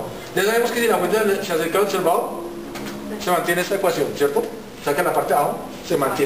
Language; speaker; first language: Spanish; native; Spanish